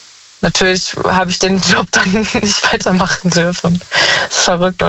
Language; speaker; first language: German; native; German